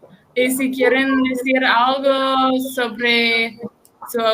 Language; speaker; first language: Spanish; non-native, learner; English